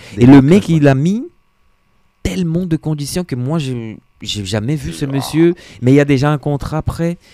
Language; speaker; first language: French; non-native, fluent; Portuguese